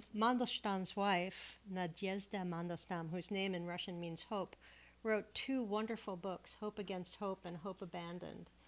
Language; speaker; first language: English; native; English